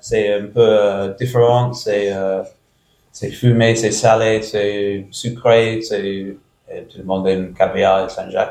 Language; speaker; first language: French; non-native, learner; English